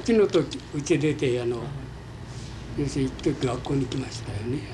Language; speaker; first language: Japanese; native; Japanese